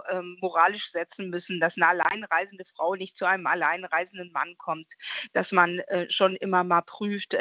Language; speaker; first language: German; native; German